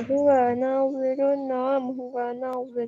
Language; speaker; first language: Arabic; non-native, learner; Indonesian